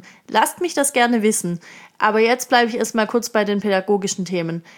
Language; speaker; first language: German; native; German